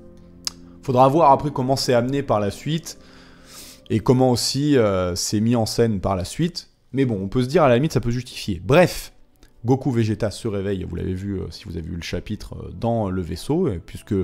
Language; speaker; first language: French; native; French